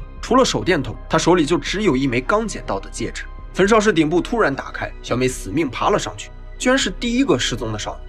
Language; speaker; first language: Chinese; native; Chinese